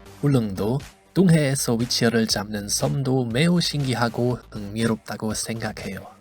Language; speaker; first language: Korean; non-native, fluent; German